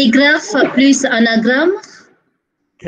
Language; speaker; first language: French; non-native, fluent; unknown